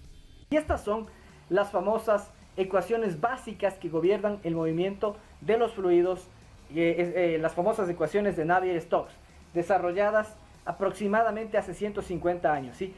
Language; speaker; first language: Spanish; native; Spanish